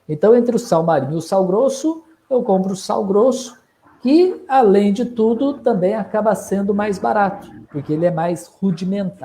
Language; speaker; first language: Portuguese; native; Portuguese